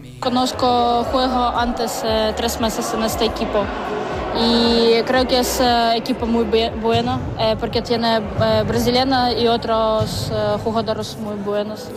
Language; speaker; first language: Spanish; non-native, learner; Ukrainian